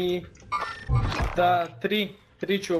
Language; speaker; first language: Russian; non-native, local second language; Latvian